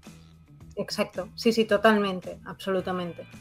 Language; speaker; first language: Spanish; native; Spanish